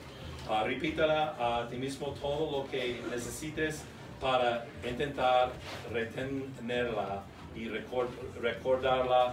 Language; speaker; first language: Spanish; non-native, learner; English